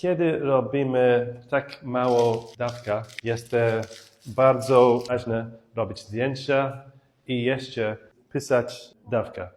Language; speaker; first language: Polish; non-native, learner; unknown